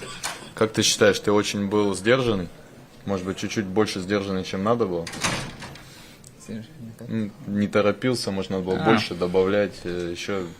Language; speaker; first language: Russian; native; Russian